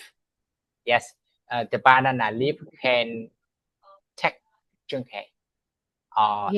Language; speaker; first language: English; non-native, learner; Vietnamese